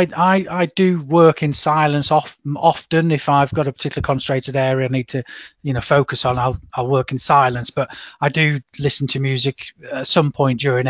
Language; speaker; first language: English; native; English